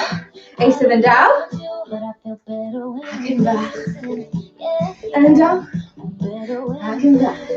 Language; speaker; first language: Welsh; non-native, local second language; English